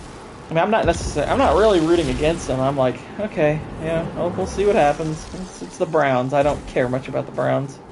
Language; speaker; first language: English; native; English